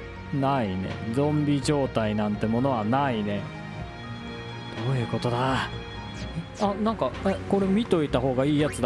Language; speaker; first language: Japanese; native; Japanese